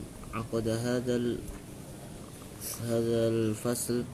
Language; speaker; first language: Arabic; non-native, learner; Indonesian